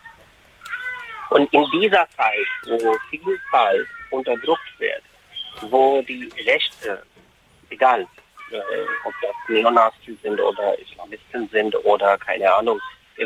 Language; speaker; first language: German; non-native, fluent; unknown